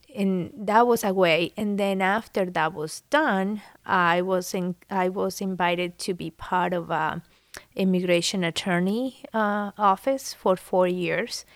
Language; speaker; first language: English; non-native, fluent; Spanish